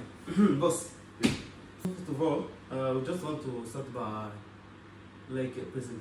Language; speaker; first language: English; non-native, local second language; Kinyarwanda